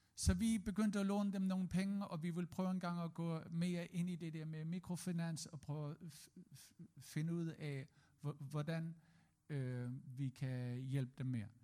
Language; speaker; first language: Danish; native; Danish